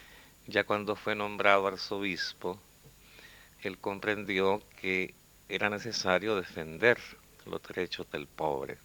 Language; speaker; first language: Spanish; native; Spanish